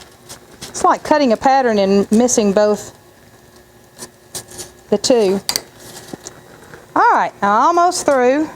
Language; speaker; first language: English; native; English